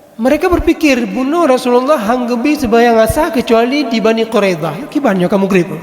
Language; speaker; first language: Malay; non-native, local second language; Achinese